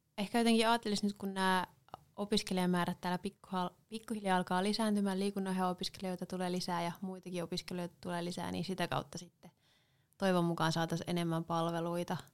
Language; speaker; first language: Finnish; native; Finnish